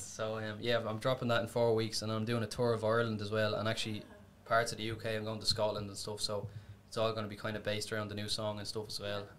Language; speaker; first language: English; native; English